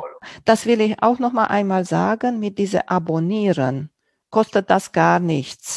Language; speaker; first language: German; non-native, local second language; Romanian